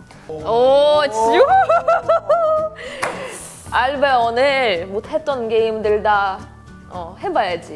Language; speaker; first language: Korean; non-native, fluent; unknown